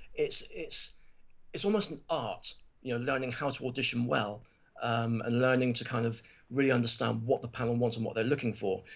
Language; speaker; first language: English; native; English